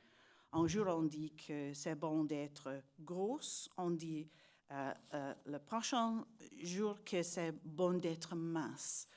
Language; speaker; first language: French; non-native, learner; English